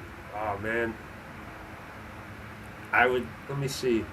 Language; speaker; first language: English; native; English